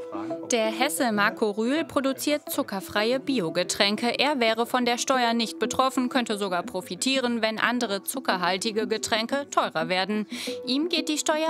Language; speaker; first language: German; native; German